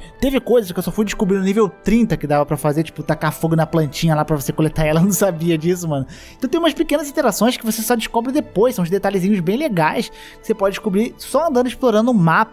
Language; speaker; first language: Portuguese; native; Portuguese